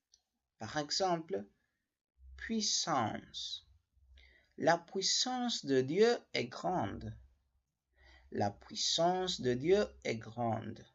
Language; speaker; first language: French; non-native, learner; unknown